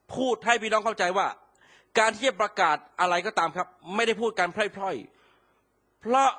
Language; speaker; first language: Thai; native; Thai